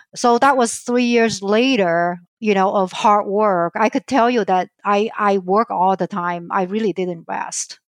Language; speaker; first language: English; non-native, fluent; Chinese